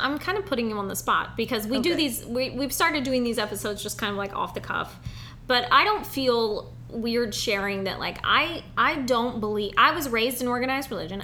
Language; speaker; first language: English; native; English